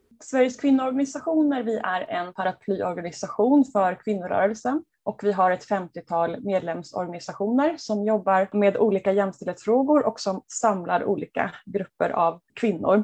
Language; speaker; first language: Swedish; native; Swedish